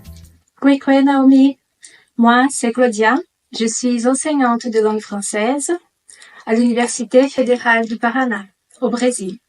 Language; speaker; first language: French; non-native, fluent; Portuguese